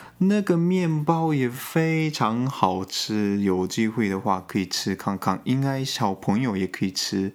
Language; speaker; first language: Chinese; non-native, fluent; Japanese